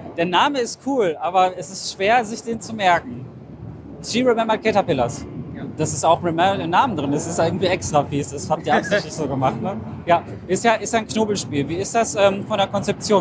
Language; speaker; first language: German; native; German